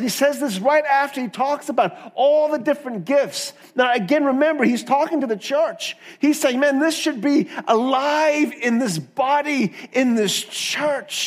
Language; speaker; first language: English; native; English